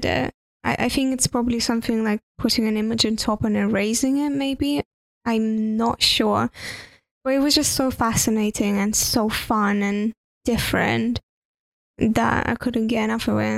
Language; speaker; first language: English; non-native, fluent; Russian